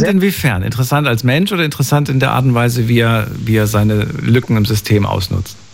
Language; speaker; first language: German; native; German